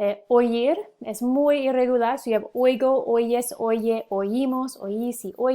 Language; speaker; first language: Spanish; non-native, fluent; English